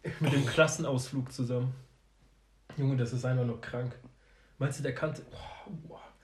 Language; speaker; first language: German; early bilingual, other home language; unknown